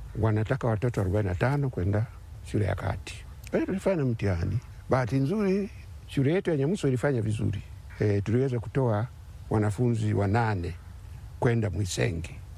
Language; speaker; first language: Swahili; non-native, local second language; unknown